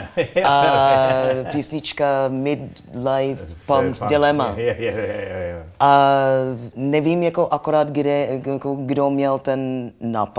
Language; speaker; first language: Czech; non-native, learner; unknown